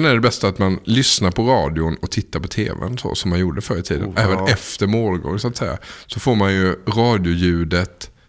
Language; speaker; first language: Swedish; native; Swedish